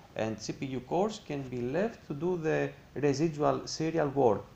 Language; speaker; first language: English; non-native, fluent; Greek